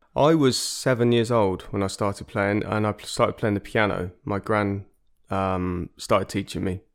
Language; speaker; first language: English; native; English